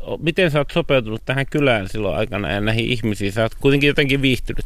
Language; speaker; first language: Finnish; native; Finnish